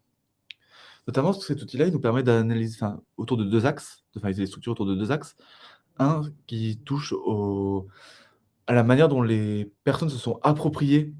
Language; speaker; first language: French; native; French